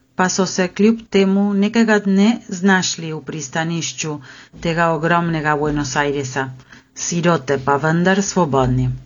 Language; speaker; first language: Slovenian; early bilingual, heritage; Slovenian